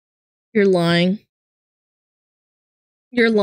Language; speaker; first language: English; native; English